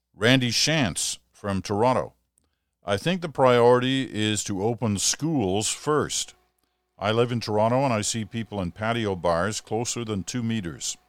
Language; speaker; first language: English; native; English